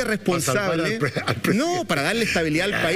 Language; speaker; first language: Spanish; native; Spanish